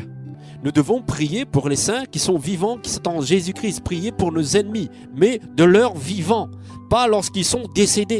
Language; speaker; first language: French; native; French